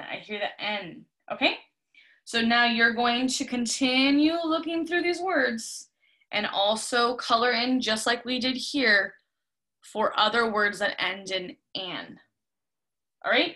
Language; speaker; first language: English; native; English